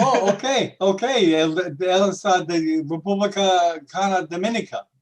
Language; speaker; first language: Spanish; non-native, learner; English